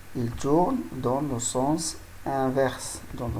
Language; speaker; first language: French; non-native, local second language; Arabic